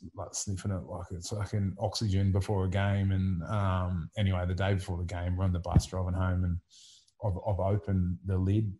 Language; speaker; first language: English; native; English